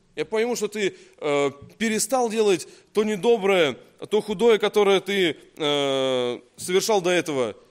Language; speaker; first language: Russian; native; Russian